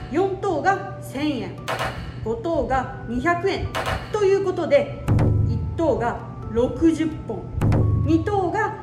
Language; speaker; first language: Japanese; native; Japanese